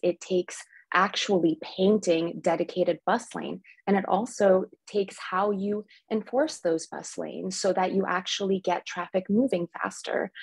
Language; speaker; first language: English; early bilingual, other home language; Spanish